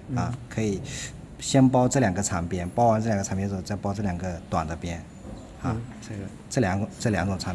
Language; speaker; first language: Chinese; native; Chinese